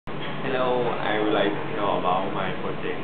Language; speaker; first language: English; non-native, learner; Thai